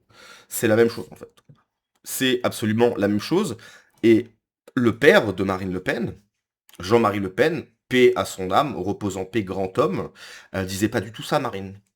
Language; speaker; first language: French; native; French